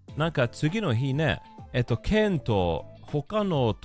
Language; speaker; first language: Japanese; non-native, learner; Swedish